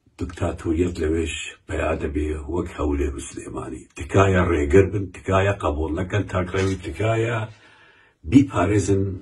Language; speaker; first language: Central Kurdish; non-native, local second language; Kurdish